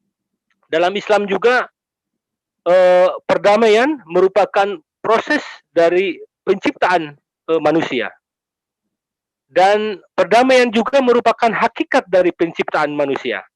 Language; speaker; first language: Indonesian; native; Indonesian